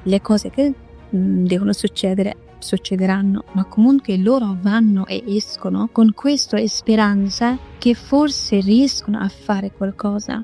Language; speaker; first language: Italian; non-native, fluent; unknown